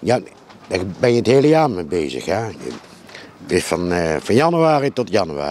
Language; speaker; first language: Dutch; native; Dutch